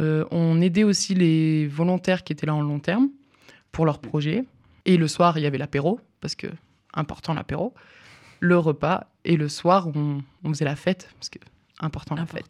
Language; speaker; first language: French; native; French